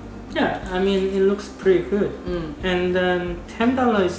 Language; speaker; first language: English; non-native, fluent; Korean